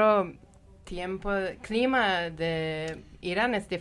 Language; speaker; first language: Spanish; non-native, learner; Persian